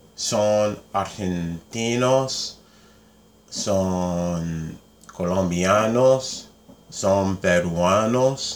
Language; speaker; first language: Spanish; non-native, learner; English